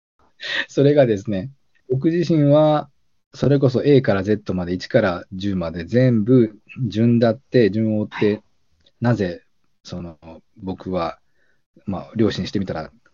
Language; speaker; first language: Japanese; native; Japanese